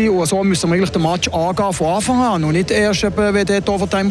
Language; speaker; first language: German; native; German